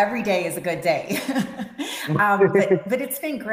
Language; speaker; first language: English; native; English